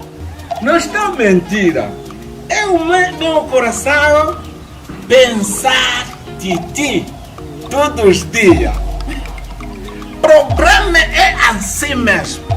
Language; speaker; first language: Portuguese; non-native, learner; Kinyarwanda